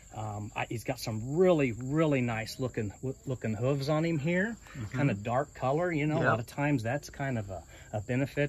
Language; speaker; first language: English; native; English